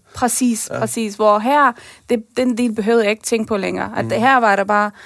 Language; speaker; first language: Danish; early bilingual, other home language; Persian